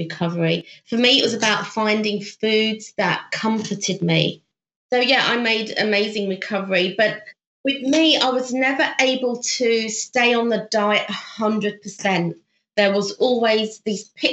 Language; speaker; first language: English; native; English